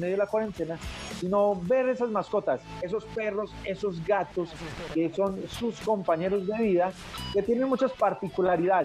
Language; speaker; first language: Spanish; native; Spanish